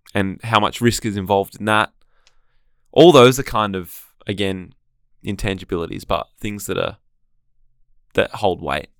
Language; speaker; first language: English; native; English